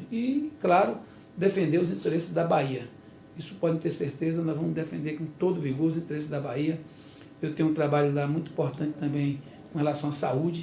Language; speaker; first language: Portuguese; native; Portuguese